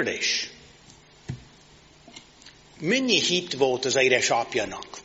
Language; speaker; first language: Hungarian; non-native, fluent; English